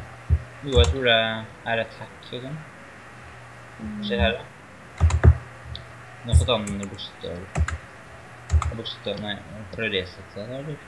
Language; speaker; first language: Norwegian; native; Norwegian